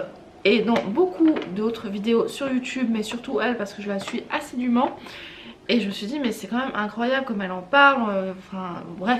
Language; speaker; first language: French; native; French